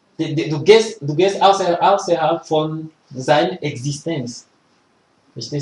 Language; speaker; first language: German; non-native, fluent; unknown